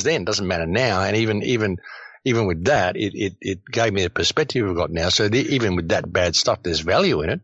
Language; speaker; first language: English; native; English